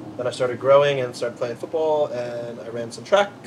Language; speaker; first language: English; native; English